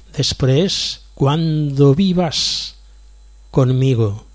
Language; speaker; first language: Spanish; non-native, local second language; Catalan